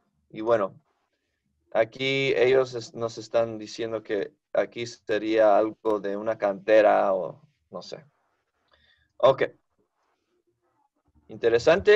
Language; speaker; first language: Spanish; non-native, fluent; English